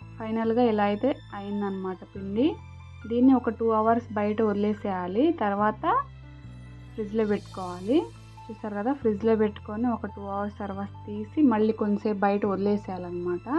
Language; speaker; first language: Telugu; native; Telugu